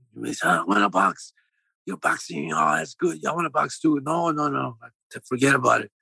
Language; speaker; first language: Spanish; native; Spanish